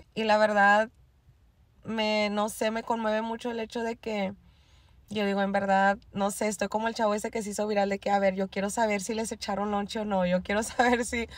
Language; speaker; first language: Spanish; native; Spanish